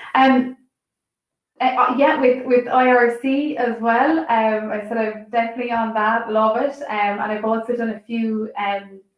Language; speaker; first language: English; native; English